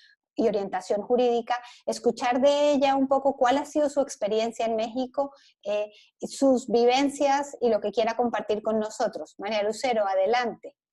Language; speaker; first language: Spanish; native; Spanish